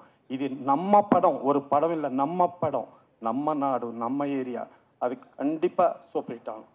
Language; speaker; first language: Tamil; non-native, local second language; Telugu